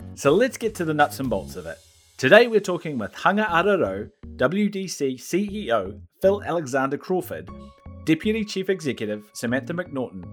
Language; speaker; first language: English; native; English